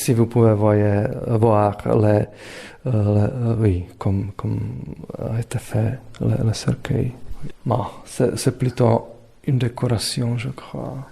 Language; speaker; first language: French; non-native, fluent; Czech